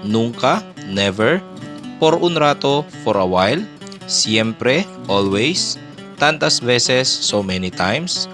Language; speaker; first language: Spanish; non-native, fluent; Filipino